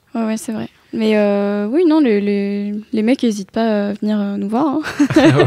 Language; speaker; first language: French; native; French